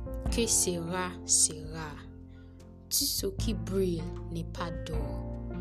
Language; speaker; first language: French; non-native, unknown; Yoruba